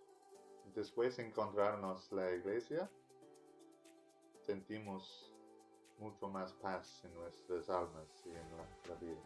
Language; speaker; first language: Spanish; non-native, learner; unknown